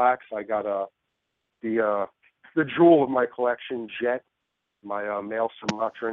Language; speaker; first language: English; native; English